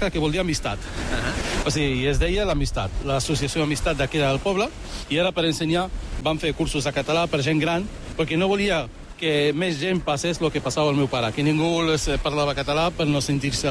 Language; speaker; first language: Catalan; early bilingual, other home language; Arabic